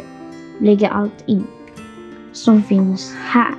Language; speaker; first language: Swedish; non-native, fluent; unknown